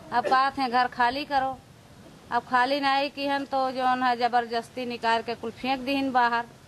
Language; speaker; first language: Hindi; native; Hindi